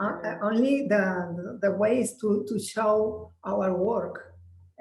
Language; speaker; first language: English; non-native, learner; Spanish